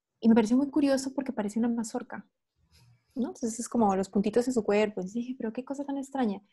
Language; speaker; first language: Spanish; native; Spanish